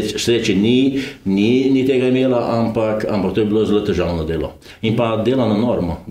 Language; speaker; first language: Slovenian; native; Slovenian